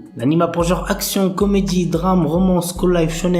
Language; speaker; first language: French; native; French